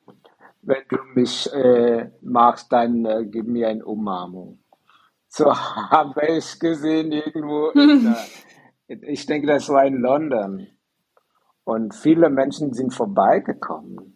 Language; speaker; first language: German; non-native, fluent; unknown